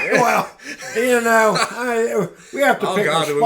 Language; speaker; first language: English; native; English